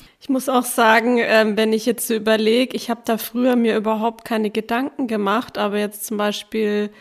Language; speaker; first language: German; native; German